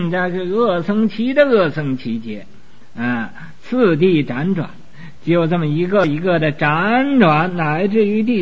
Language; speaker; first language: Chinese; native; Chinese